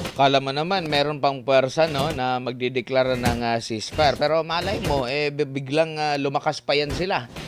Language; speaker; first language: Filipino; native; Filipino